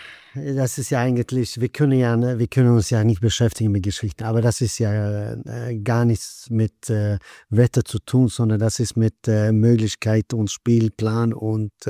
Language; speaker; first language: German; non-native, fluent; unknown